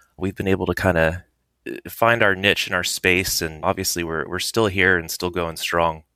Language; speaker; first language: English; native; English